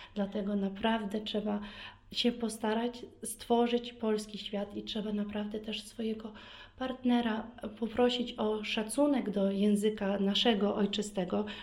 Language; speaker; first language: Polish; early bilingual, heritage; Polish